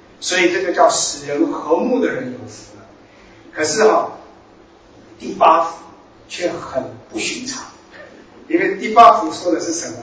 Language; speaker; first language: Chinese; native; Chinese